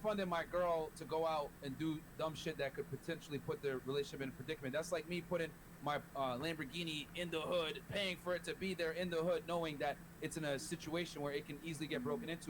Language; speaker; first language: English; native; English